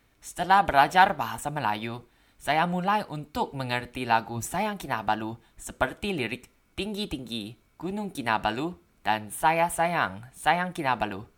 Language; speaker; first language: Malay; non-native, learner; Thai